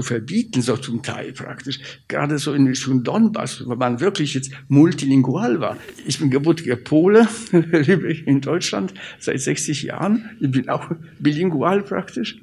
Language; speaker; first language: German; non-native, fluent; Polish